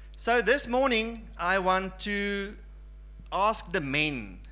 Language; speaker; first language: English; non-native, local second language; Afrikaans